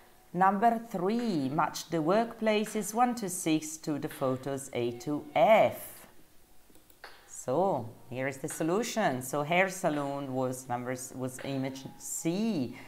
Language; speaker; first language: English; non-native, fluent; Italian